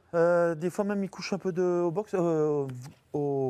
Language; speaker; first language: French; native; French